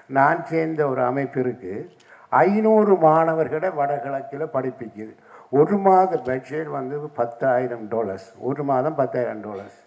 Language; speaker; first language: Tamil; native; Tamil